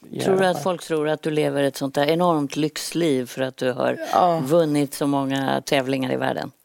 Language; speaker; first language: Swedish; native; Swedish